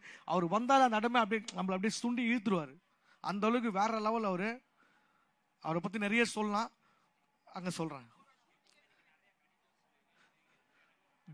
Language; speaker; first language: Tamil; native; Tamil